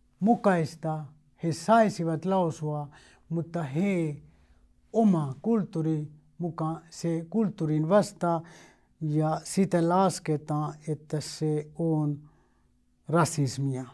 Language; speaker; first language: Finnish; non-native, fluent; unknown